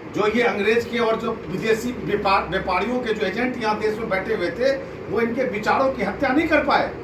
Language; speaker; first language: Hindi; native; Hindi